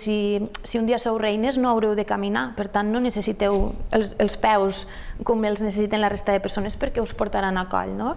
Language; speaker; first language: Catalan; native; Catalan